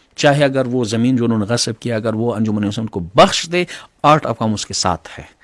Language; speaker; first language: Urdu; non-native, local second language; Pashto